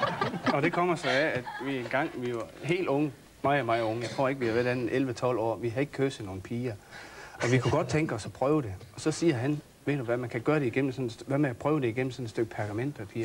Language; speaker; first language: Danish; native; Danish